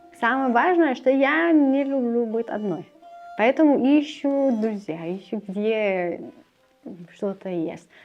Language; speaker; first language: Russian; non-native, learner; Persian